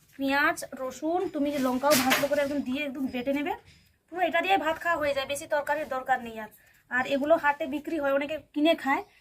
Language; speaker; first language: Bangla; non-native, local second language; Santali